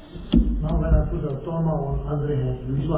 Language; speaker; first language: Russian; non-native, learner; Tibetan